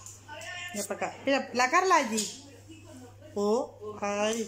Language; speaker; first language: Spanish; native; Spanish